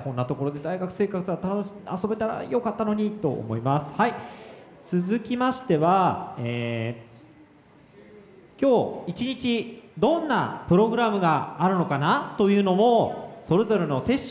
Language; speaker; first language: Japanese; native; Japanese